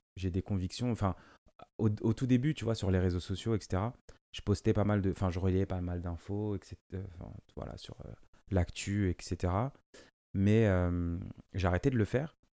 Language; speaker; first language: French; non-native, local second language; Lingala